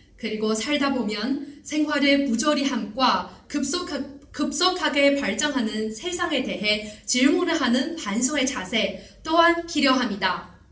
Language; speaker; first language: Korean; non-native, fluent; Chinese